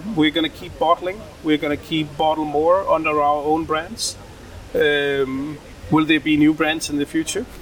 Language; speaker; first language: English; non-native, fluent; Danish